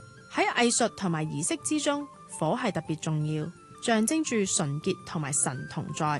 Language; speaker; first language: Chinese; non-native, local second language; Cantonese